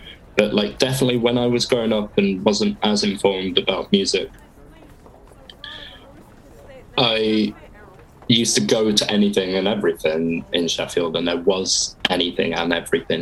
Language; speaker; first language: English; native; English